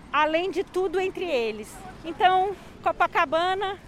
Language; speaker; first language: French; non-native, fluent; Portuguese